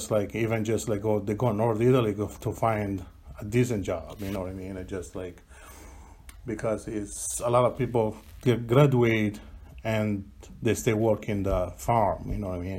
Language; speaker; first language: English; non-native, learner; Italian